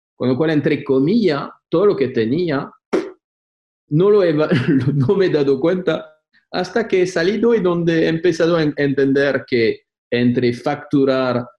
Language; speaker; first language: Spanish; non-native, fluent; French